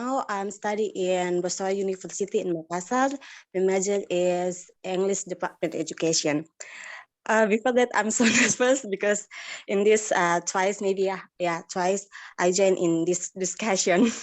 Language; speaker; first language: English; non-native, learner; Indonesian